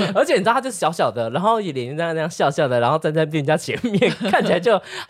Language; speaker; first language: Chinese; native; Chinese